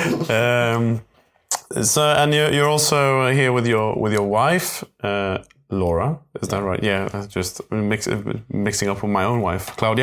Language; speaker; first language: English; non-native, fluent; Swedish